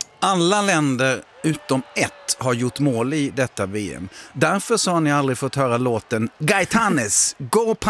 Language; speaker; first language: Swedish; native; Swedish